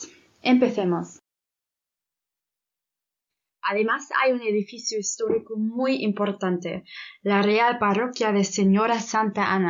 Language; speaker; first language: Spanish; non-native, learner; German